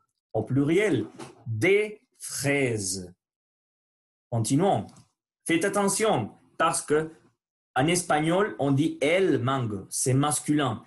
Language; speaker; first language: French; non-native, learner; Spanish